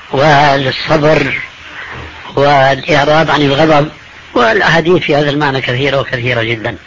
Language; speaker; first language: Arabic; early bilingual, other home language; Albanian